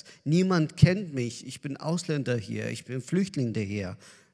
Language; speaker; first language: German; non-native, learner; Azerbaijani